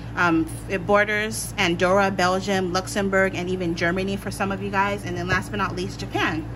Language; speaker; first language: English; native; English